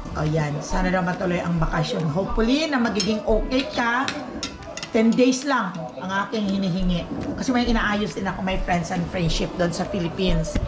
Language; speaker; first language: Filipino; non-native, local second language; Cebuano